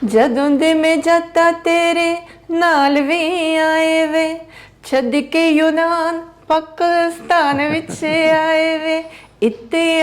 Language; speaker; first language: Hindi; non-native, learner; Greek